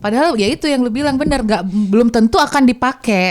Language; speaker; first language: Indonesian; native; Indonesian